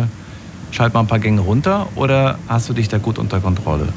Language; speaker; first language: German; native; German